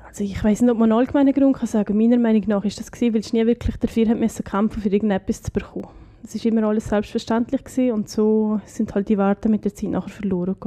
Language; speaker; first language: German; native; German